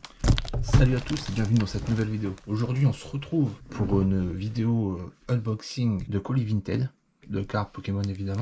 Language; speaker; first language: French; native; French